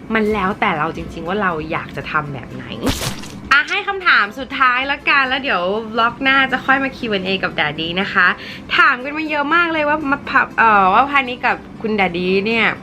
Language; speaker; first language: Thai; early bilingual, heritage; English